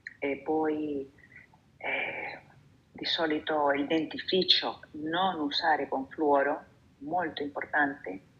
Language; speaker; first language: Italian; non-native, fluent; Spanish